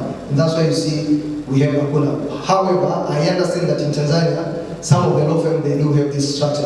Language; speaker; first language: English; non-native, local second language; Swahili